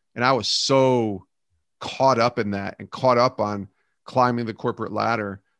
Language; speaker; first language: English; native; English